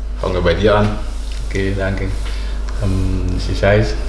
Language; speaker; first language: German; early bilingual, other home language; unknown